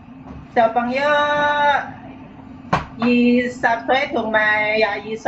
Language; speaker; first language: Cantonese; non-native, learner; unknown